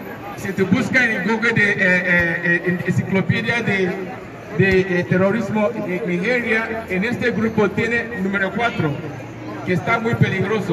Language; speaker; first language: Spanish; non-native, learner; Igbo